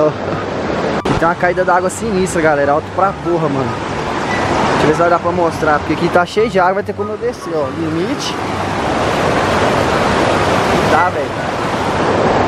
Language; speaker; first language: Portuguese; native; Portuguese